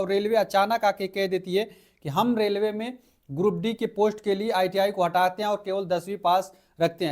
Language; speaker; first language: Hindi; native; Hindi